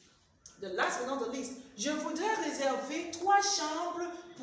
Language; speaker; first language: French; non-native, fluent; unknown